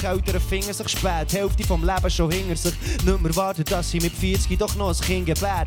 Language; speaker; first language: German; native; German